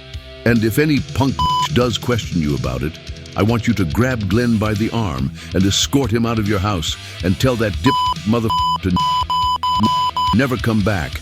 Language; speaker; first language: English; native; English